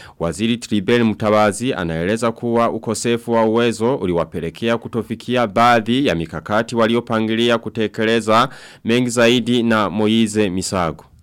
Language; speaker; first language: Swahili; non-native, local second language; Rundi